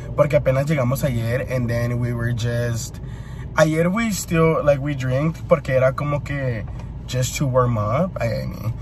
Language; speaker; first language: English; early bilingual, other home language; Spanish